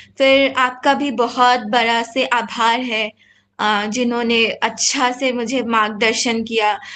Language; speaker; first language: Hindi; non-native, local second language; Assamese